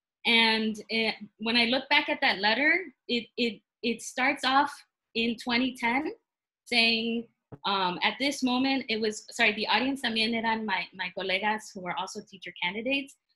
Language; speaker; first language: English; early bilingual, other home language; Spanish